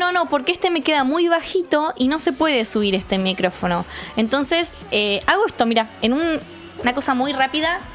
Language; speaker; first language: Spanish; native; Spanish